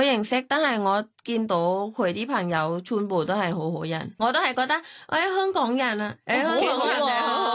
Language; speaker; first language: Cantonese; non-native, learner; Thai